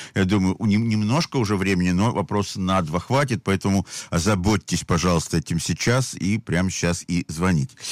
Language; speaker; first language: Russian; native; Russian